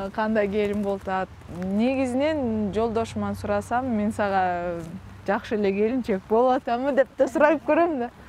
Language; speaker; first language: Kyrgyz; non-native, local second language; Russian